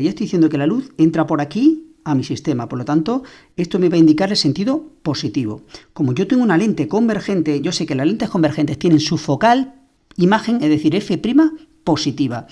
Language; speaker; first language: Spanish; native; Spanish